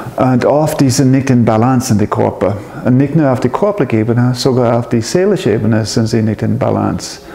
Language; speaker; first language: German; non-native, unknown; English